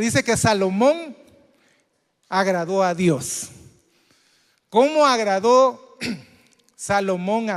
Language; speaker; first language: Spanish; native; Spanish